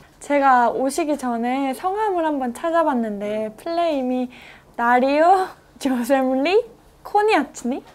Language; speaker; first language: Korean; native; Korean